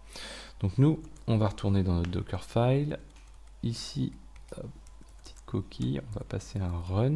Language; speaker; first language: French; native; French